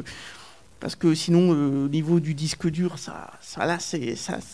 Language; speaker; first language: French; native; French